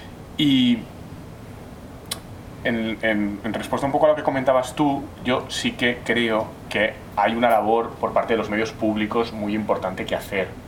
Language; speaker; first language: Spanish; native; Spanish